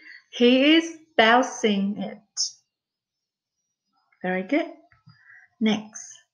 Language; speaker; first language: English; non-native, fluent; Vietnamese